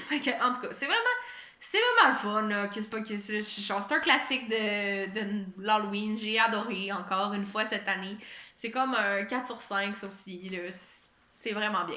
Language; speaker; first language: French; native; French